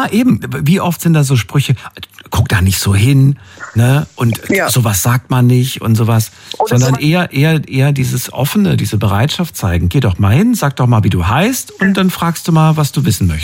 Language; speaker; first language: German; native; German